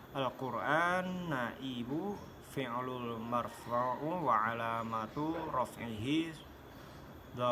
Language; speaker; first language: Arabic; non-native, learner; Indonesian